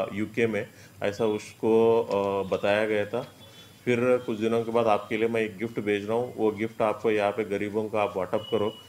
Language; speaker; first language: Hindi; non-native, local second language; Marathi